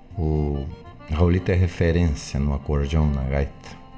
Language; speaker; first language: Portuguese; native; Portuguese